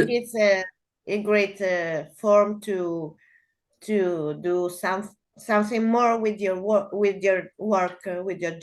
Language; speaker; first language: English; non-native, learner; Spanish